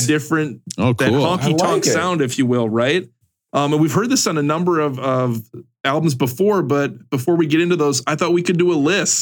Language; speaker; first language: English; native; English